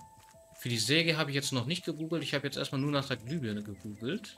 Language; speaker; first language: German; native; German